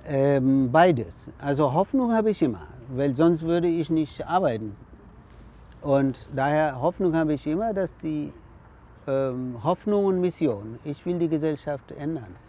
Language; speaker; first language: German; non-native, fluent; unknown